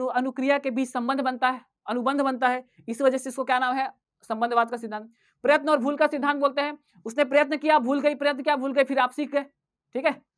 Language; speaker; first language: Hindi; native; Hindi